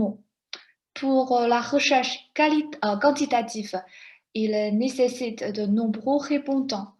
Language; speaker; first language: French; non-native, fluent; Chinese